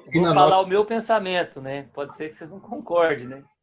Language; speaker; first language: Portuguese; native; Portuguese